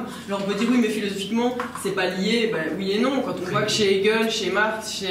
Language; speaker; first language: French; native; French